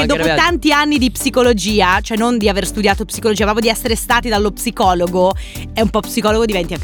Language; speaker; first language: Italian; native; Italian